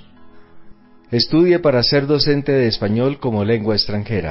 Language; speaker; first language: Spanish; native; Spanish